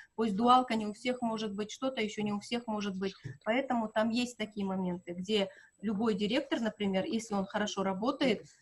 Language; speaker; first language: Russian; non-native, local second language; Kazakh